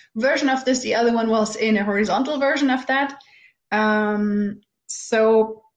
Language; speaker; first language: English; non-native, fluent; German